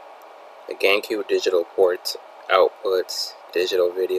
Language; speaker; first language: English; native; English